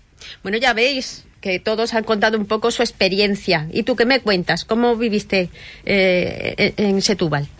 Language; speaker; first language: Spanish; native; Spanish